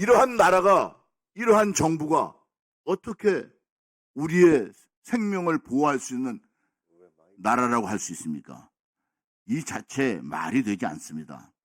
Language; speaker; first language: Korean; native; Korean